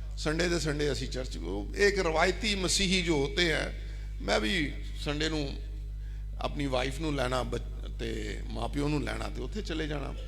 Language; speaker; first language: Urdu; non-native, local second language; Punjabi